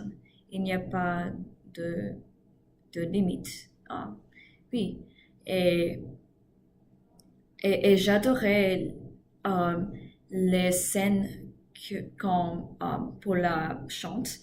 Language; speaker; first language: French; non-native, learner; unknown